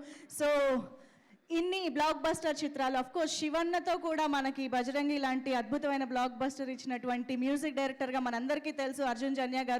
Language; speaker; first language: Telugu; native; Telugu